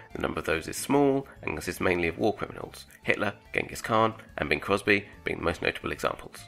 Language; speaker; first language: English; native; English